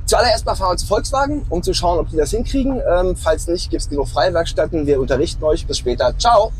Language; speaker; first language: German; native; German